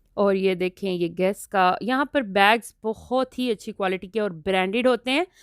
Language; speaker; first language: Urdu; non-native, local second language; Punjabi